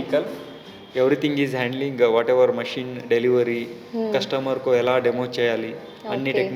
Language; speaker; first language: Telugu; non-native, local second language; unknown